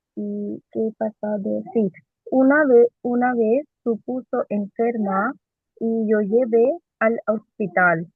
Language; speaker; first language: Spanish; non-native, learner; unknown